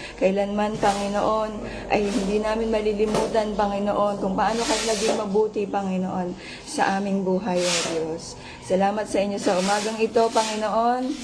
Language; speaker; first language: Filipino; native; Filipino